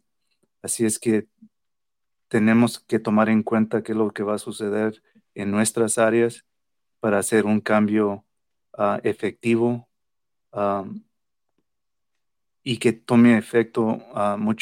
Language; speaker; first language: English; early bilingual, other home language; Spanish